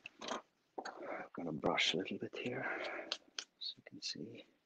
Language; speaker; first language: English; non-native, fluent; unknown